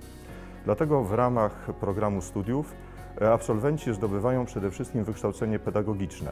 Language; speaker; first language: Polish; native; Polish